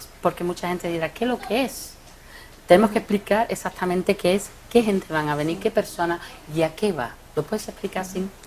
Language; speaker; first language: Spanish; native; Spanish